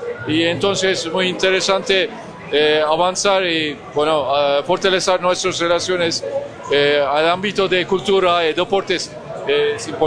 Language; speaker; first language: Spanish; non-native, learner; Turkish